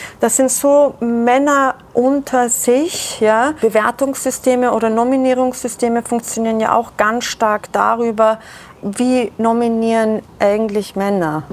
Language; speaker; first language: German; early bilingual, other home language; Persian